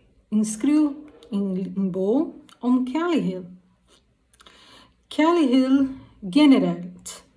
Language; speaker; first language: Danish; non-native, learner; Portuguese